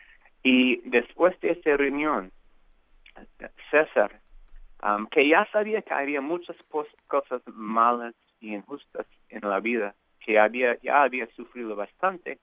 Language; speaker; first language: Spanish; non-native, fluent; English